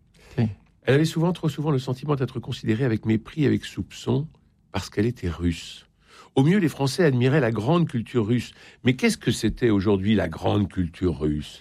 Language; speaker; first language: French; native; French